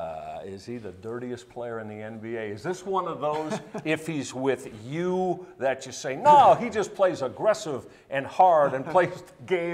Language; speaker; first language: English; native; English